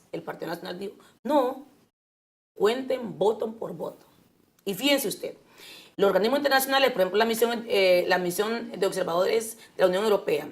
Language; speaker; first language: Spanish; native; Spanish